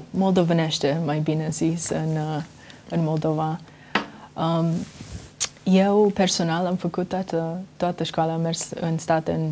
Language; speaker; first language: Romanian; early bilingual, heritage; Romanian